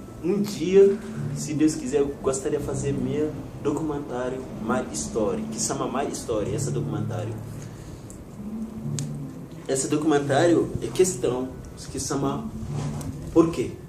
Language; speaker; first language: Portuguese; non-native, learner; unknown